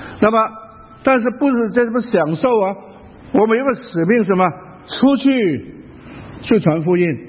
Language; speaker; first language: Chinese; non-native, local second language; Cantonese